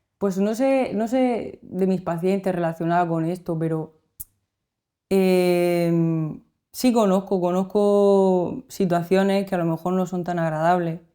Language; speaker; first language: Spanish; native; Spanish